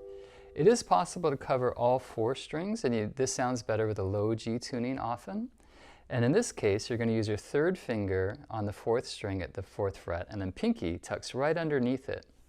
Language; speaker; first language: English; native; English